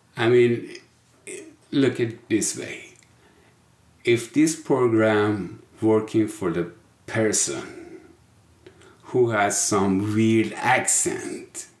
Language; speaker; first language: English; non-native, fluent; Persian